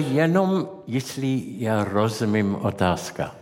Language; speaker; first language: Czech; non-native, learner; English